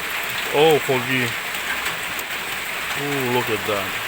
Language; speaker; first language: English; non-native, local second language; Malay